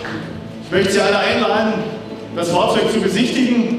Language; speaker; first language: German; native; German